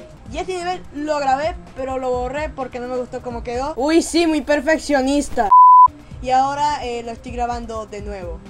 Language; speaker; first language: Spanish; native; Spanish